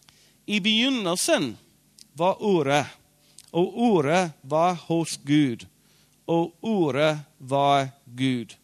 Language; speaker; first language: Norwegian; non-native, fluent; English